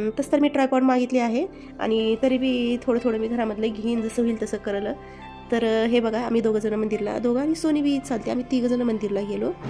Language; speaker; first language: Marathi; early bilingual, heritage; Marathi